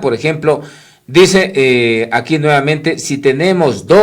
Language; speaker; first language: Spanish; native; Spanish